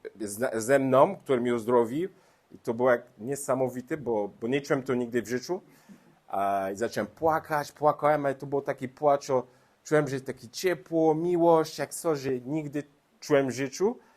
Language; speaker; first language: Polish; non-native, learner; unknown